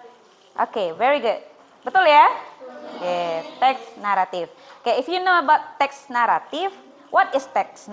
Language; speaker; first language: English; non-native, fluent; Indonesian